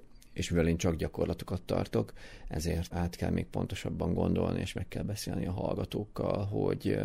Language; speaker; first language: Hungarian; native; Hungarian